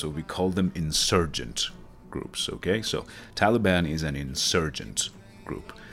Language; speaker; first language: English; non-native, fluent; Persian